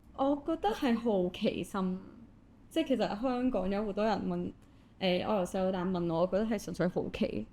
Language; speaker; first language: Cantonese; early bilingual, other home language; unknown